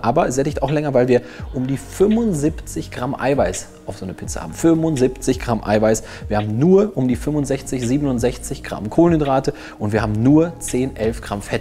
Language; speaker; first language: German; native; German